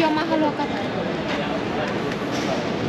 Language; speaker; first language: Finnish; non-native, learner; Indonesian